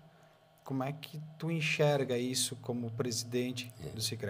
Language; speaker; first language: Portuguese; native; Portuguese